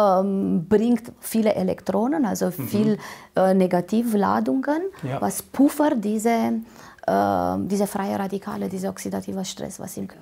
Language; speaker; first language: German; non-native, fluent; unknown